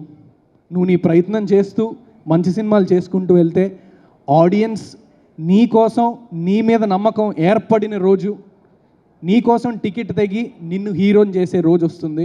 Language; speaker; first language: Telugu; native; Telugu